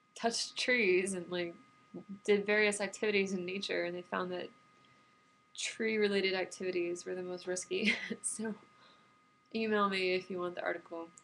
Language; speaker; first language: English; native; English